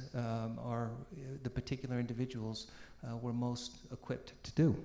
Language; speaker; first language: English; native; English